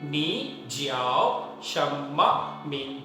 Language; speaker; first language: Chinese; non-native, learner; Urdu